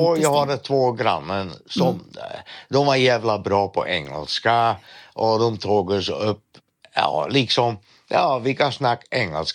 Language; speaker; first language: Swedish; non-native, fluent; Dutch